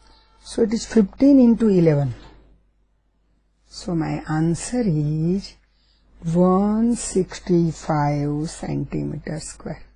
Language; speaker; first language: English; non-native, local second language; Gujarati